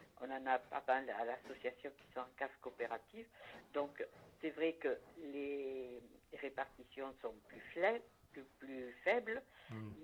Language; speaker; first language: French; native; French